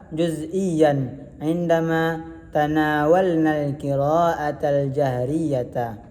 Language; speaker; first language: Arabic; non-native, learner; Indonesian